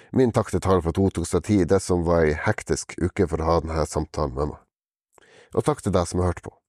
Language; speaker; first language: Norwegian; native; Norwegian